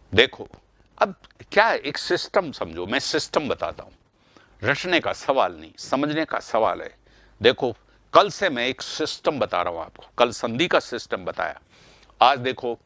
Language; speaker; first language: Hindi; native; Hindi